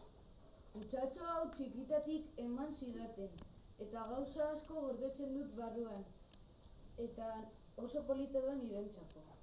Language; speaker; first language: Basque; non-native, local second language; Spanish